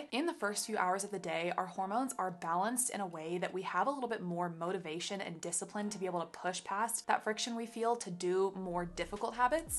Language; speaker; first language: English; native; English